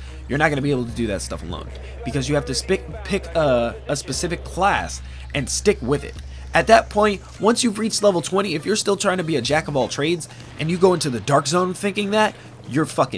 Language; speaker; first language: English; native; English